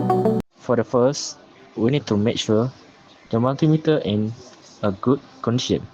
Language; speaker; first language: English; non-native, local second language; Malay